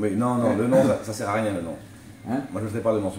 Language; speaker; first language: French; native; French